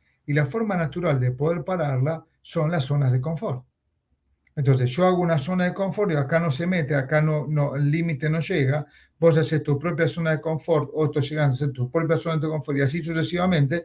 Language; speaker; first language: Spanish; native; Spanish